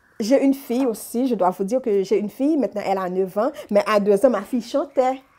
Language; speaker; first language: French; non-native, local second language; Haitian Creole